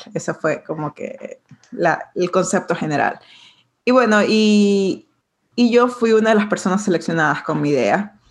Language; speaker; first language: Spanish; native; Spanish